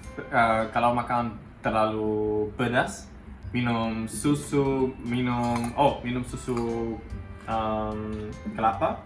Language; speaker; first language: Indonesian; non-native, learner; German